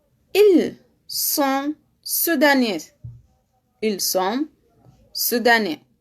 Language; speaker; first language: French; non-native, learner; Arabic